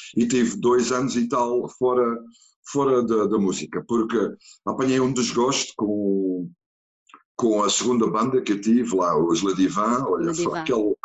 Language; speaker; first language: Portuguese; non-native, fluent; Dutch